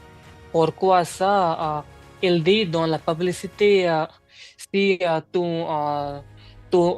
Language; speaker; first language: French; non-native, learner; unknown